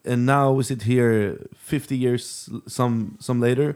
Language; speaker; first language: English; non-native, fluent; Swedish